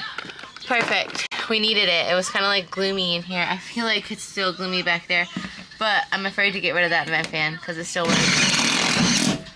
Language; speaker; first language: English; native; English